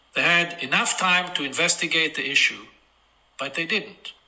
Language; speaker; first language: English; non-native, fluent; Hebrew